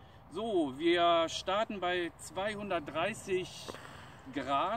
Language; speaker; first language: German; native; German